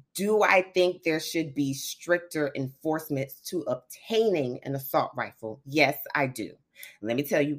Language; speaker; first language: English; native; English